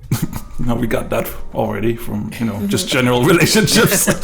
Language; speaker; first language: English; native; English